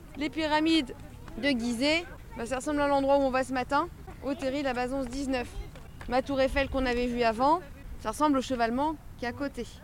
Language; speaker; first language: French; native; French